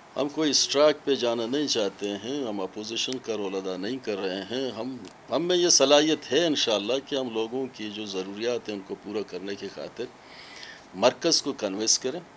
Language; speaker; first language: Urdu; non-native, local second language; Baluchi